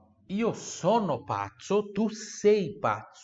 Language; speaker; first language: Italian; non-native, fluent; Portuguese